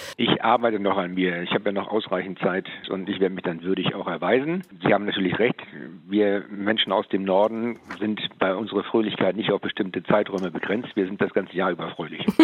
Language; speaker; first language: German; native; German